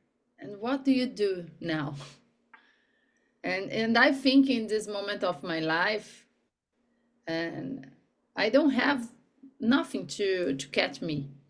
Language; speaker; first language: English; non-native, learner; Portuguese